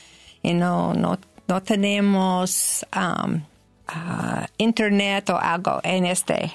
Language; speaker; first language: Spanish; non-native, learner; English